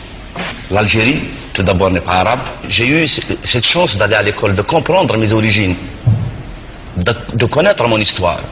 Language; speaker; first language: French; non-native, local second language; Kabyle